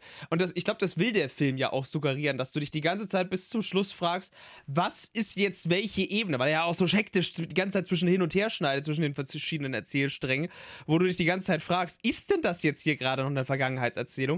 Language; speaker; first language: German; native; German